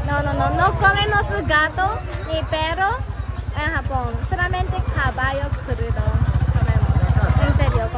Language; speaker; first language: Spanish; non-native, learner; Japanese